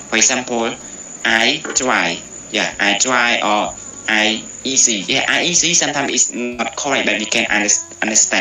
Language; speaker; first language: English; non-native, learner; Khmer